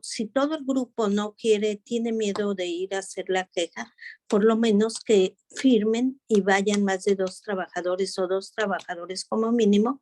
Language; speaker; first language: Spanish; native; Spanish